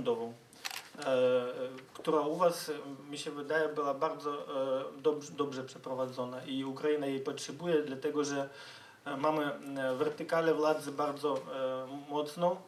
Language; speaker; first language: Polish; non-native, fluent; Ukrainian